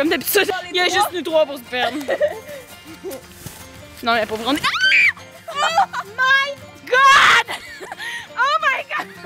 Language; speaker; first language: French; native; French